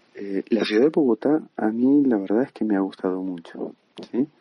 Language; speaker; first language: Spanish; native; Spanish